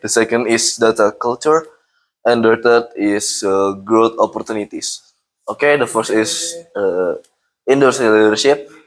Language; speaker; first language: English; non-native, learner; Indonesian